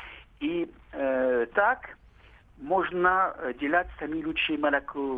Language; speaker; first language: Russian; non-native, learner; French